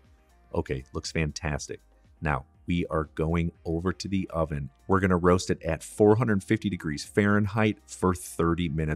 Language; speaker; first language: English; native; English